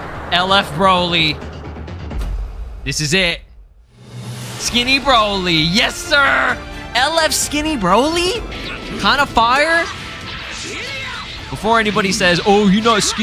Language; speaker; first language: English; native; English